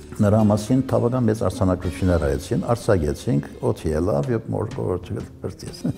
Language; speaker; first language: Armenian; early bilingual, heritage; Armenian